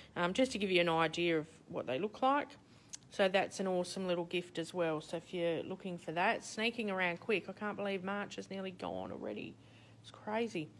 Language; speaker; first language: English; native; English